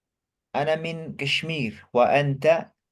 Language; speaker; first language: Arabic; non-native, fluent; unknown